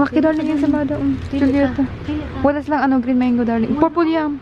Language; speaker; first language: Filipino; non-native, learner; English